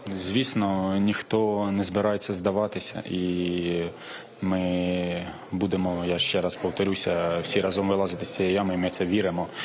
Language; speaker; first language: Ukrainian; non-native, local second language; Russian